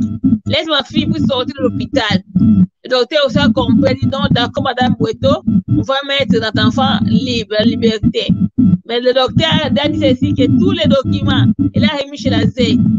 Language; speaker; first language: French; non-native, learner; Portuguese